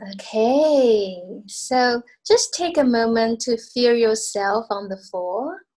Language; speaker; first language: English; non-native, fluent; Chinese